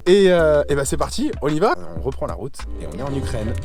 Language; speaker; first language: French; native; French